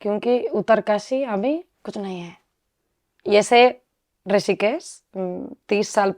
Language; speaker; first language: Hindi; non-native, learner; Spanish